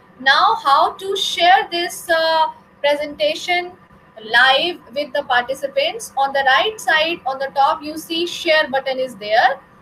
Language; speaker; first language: English; non-native, local second language; Hindi